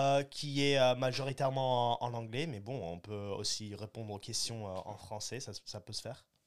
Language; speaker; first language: French; non-native, fluent; English